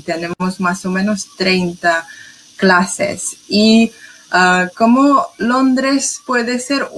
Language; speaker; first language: Spanish; non-native, fluent; English